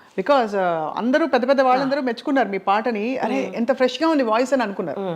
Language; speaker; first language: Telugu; native; Telugu